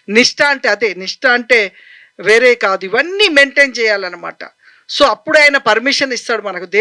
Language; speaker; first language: Telugu; native; Telugu